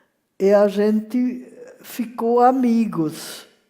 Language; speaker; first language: Portuguese; non-native, fluent; French